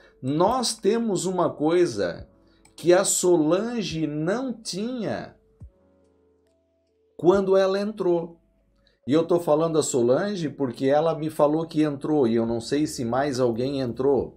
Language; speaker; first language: Portuguese; native; Portuguese